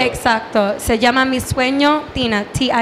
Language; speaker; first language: Spanish; early bilingual, heritage; English